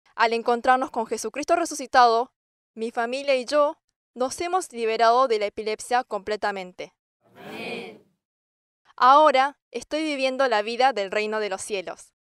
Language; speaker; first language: Spanish; non-native, fluent; English